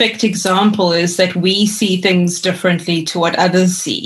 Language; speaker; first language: English; native; English